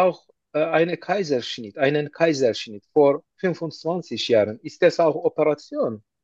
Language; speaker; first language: German; non-native, learner; Turkish